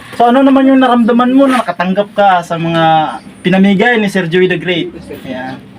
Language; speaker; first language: Filipino; non-native, local second language; Waray